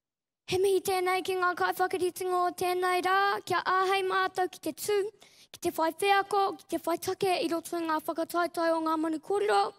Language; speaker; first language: Māori; non-native, local second language; English